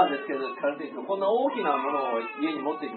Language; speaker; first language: Japanese; native; Japanese